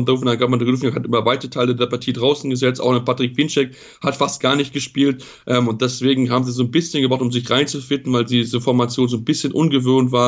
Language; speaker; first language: German; native; German